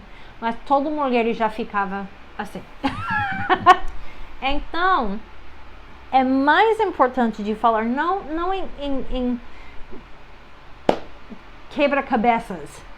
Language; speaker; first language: Portuguese; non-native, fluent; English